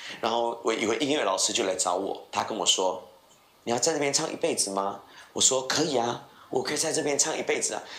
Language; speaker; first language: Chinese; native; Chinese